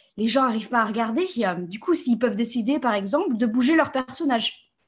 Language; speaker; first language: French; native; French